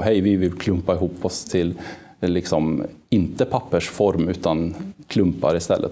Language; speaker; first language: Swedish; native; Swedish